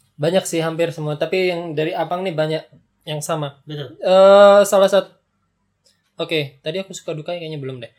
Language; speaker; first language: Indonesian; native; Indonesian